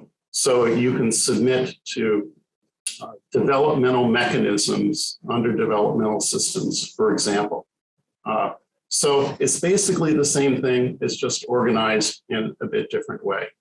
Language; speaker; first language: English; native; English